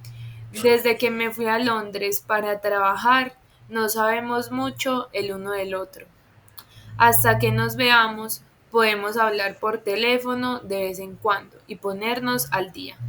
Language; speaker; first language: Spanish; non-native, fluent; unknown